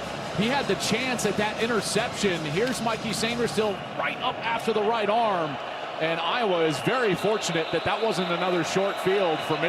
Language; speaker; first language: English; native; English